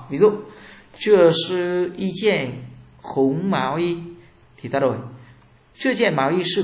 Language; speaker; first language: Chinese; non-native, fluent; Vietnamese